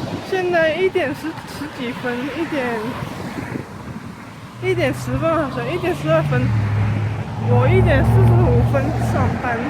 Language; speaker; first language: Chinese; early bilingual, heritage; Chinese